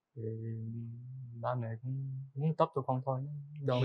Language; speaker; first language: Vietnamese; early bilingual, heritage; Vietnamese